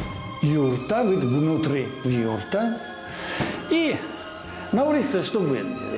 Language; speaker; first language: Russian; non-native, learner; Italian